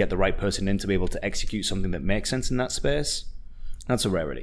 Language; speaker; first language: English; native; English